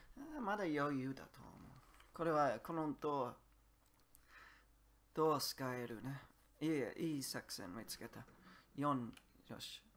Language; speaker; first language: Japanese; non-native, learner; English